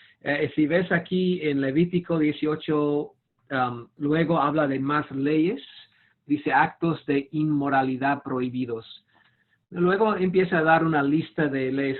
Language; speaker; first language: Spanish; non-native, fluent; English